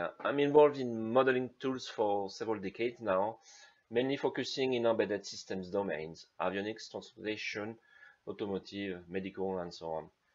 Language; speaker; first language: English; non-native, fluent; French